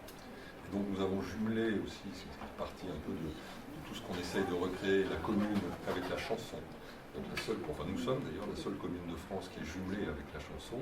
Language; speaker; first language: French; native; French